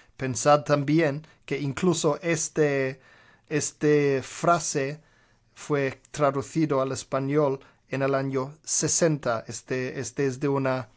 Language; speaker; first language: Spanish; non-native, fluent; English